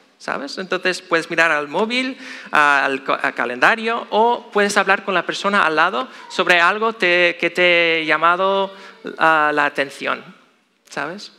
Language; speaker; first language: Spanish; non-native, fluent; English